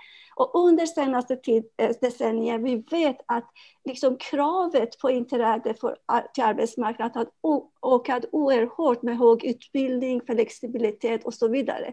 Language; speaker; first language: Swedish; non-native, fluent; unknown